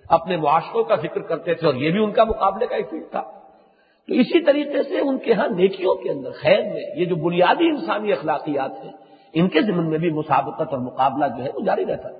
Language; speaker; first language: Urdu; native; Urdu